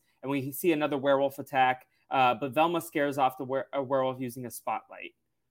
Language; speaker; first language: English; native; English